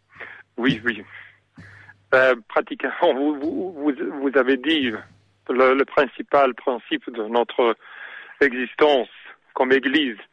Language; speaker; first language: French; non-native, learner; Serbian